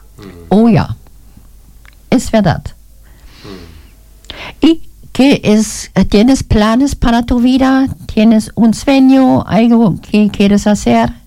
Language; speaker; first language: Spanish; non-native, learner; German